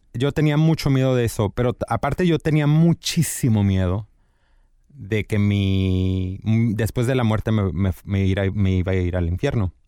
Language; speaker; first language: Spanish; native; Spanish